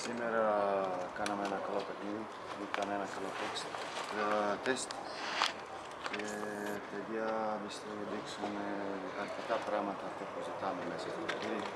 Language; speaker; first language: Greek; non-native, fluent; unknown